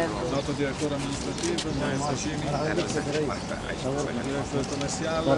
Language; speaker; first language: French; non-native, local second language; Arabic